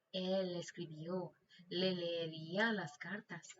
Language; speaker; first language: Spanish; non-native, learner; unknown